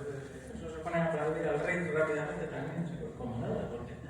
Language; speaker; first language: Spanish; native; Spanish